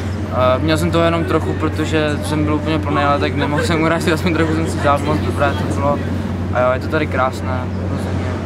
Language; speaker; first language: Czech; native; Czech